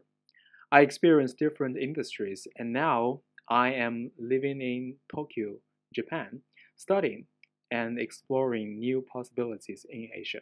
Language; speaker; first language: English; non-native, fluent; Chinese